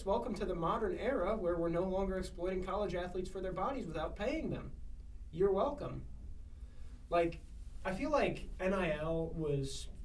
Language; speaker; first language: English; native; English